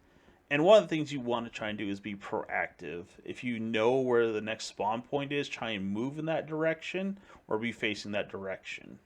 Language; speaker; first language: English; native; English